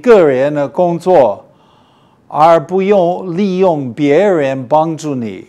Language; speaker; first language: Chinese; non-native, fluent; English